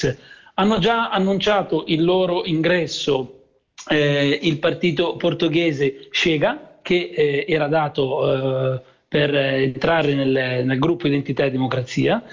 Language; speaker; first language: Italian; native; Italian